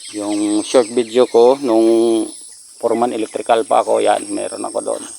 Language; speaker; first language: Filipino; non-native, local second language; Waray